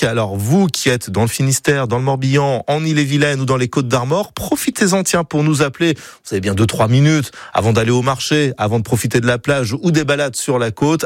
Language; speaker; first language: French; native; French